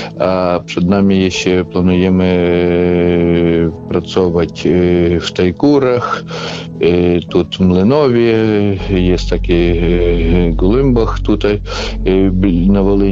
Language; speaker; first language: Polish; early bilingual, heritage; Polish